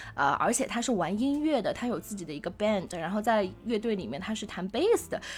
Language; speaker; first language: Chinese; native; Chinese